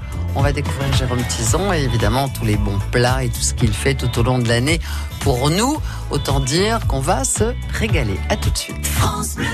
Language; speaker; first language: French; native; French